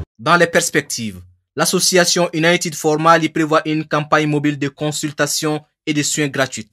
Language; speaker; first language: French; non-native, local second language; Bambara